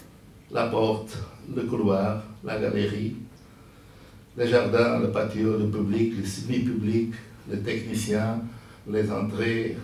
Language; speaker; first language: French; non-native, fluent; Portuguese